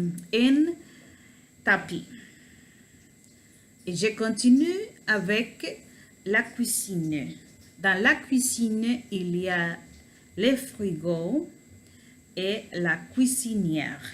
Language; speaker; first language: French; non-native, learner; Spanish